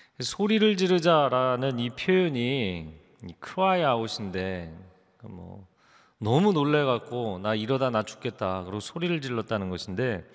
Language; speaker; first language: Korean; native; Korean